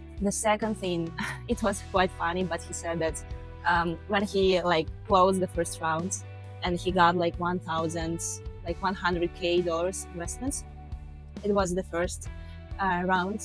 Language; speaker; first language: English; non-native, fluent; Ukrainian